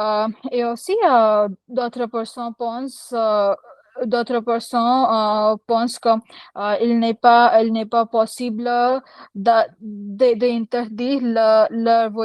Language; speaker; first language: French; non-native, learner; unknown